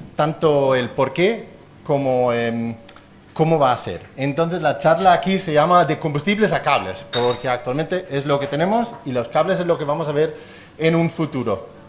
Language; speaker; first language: Spanish; non-native, fluent; Danish